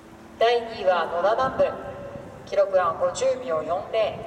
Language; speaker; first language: Japanese; native; Japanese